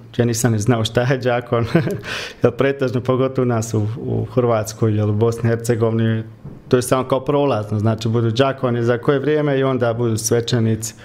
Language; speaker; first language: Croatian; early bilingual, heritage; Croatian